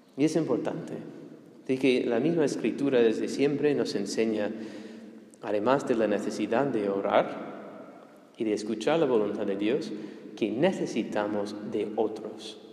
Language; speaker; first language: Spanish; non-native, fluent; English